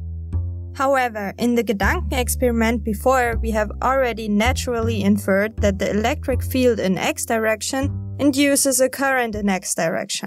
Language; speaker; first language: English; non-native, fluent; German